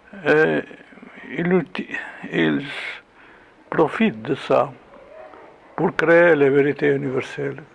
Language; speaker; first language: French; non-native, fluent; Albanian